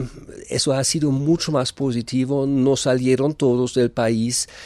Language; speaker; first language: Spanish; non-native, fluent; German